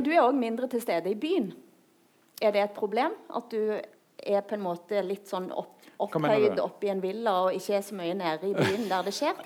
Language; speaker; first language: Norwegian; native; Norwegian